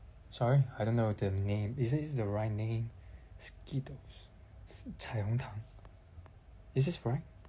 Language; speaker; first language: English; non-native, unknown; Chinese